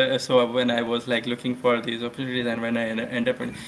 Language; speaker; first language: English; non-native, local second language; Hindi